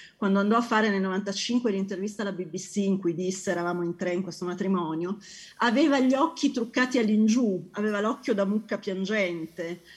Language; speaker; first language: Italian; native; Italian